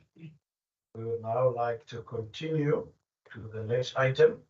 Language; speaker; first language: English; non-native, local second language; Afrikaans